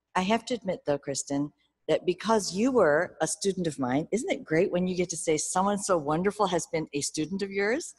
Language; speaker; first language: English; early bilingual, other home language; Japanese